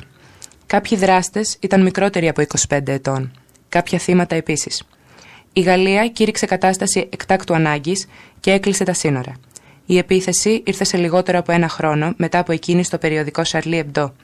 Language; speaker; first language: Greek; native; Greek